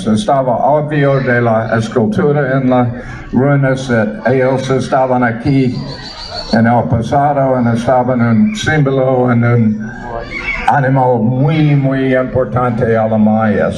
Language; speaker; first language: Spanish; non-native, learner; English